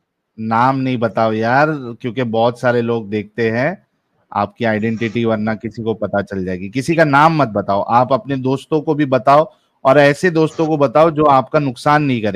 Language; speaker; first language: Hindi; native; Hindi